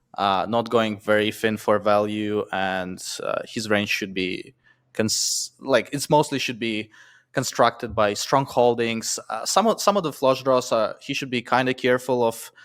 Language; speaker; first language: English; non-native, fluent; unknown